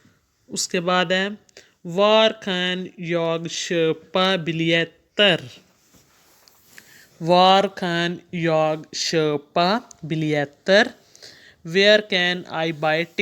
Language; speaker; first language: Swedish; non-native, learner; Urdu